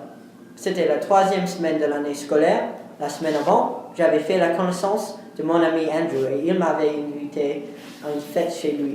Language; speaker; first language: French; non-native, learner; English